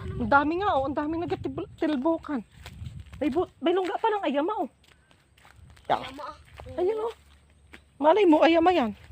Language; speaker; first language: Filipino; native; Filipino